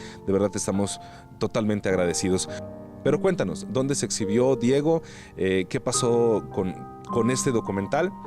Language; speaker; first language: Spanish; native; Spanish